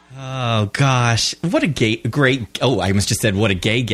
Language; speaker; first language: English; native; English